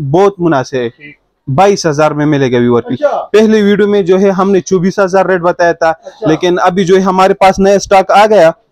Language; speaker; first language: Urdu; non-native, local second language; Pashto